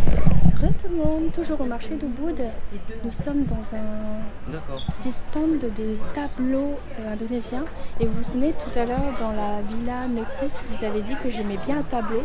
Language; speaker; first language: French; native; French